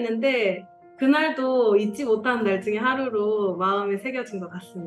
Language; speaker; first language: Korean; native; Korean